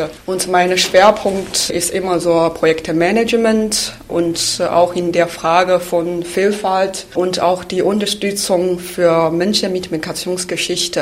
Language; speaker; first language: German; non-native, fluent; Chinese